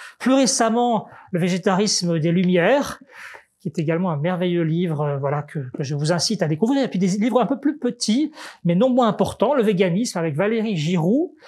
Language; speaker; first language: French; native; French